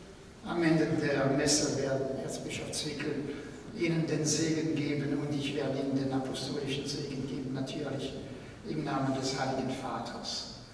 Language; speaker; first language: German; non-native, fluent; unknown